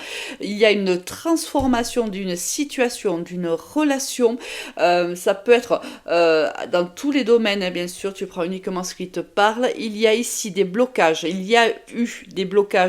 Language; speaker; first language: French; native; French